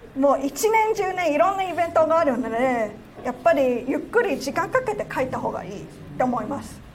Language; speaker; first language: Japanese; non-native, fluent; Cantonese